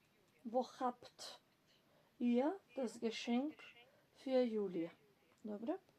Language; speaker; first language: German; non-native, fluent; Macedonian